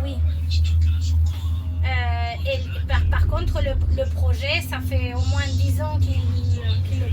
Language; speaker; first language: French; native; French